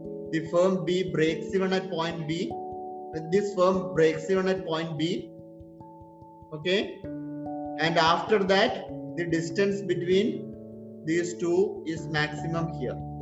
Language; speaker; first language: English; non-native, local second language; Malayalam